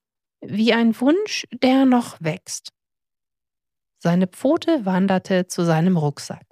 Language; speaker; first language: German; native; German